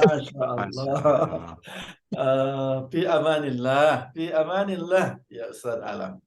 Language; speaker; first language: Arabic; non-native, fluent; Indonesian